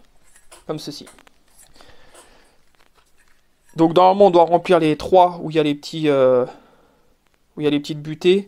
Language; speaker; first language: French; native; French